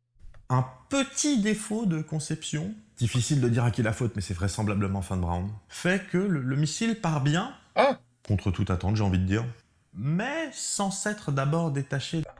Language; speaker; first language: French; native; French